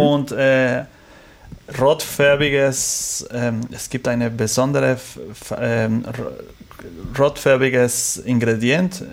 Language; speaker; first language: German; non-native, learner; Spanish